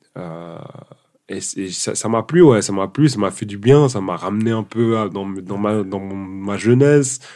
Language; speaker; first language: French; early bilingual, other home language; Portuguese